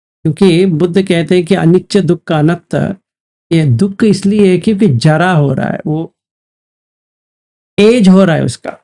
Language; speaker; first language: Hindi; native; Hindi